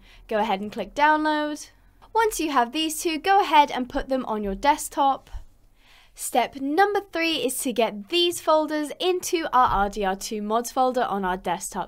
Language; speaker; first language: English; native; English